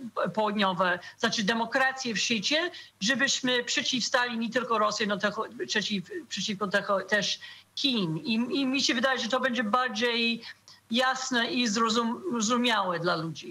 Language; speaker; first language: Polish; non-native, fluent; English